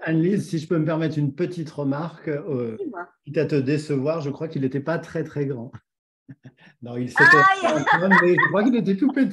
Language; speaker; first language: French; native; French